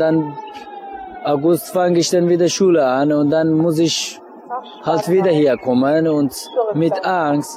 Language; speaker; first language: German; non-native, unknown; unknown